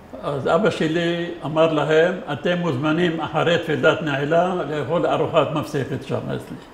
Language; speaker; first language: Hebrew; non-native, fluent; Arabic